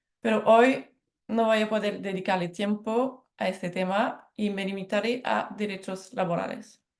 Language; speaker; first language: Spanish; non-native, fluent; French